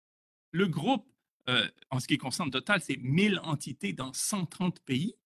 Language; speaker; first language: French; native; French